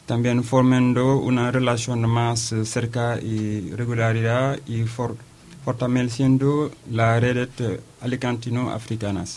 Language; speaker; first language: Spanish; non-native, learner; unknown